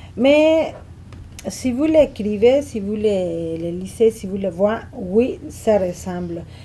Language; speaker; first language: French; non-native, fluent; Spanish